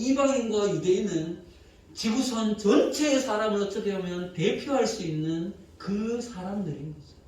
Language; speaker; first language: Korean; native; Korean